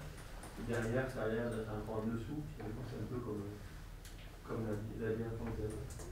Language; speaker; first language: French; native; French